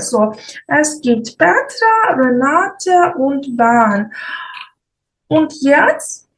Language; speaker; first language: German; non-native, fluent; Ukrainian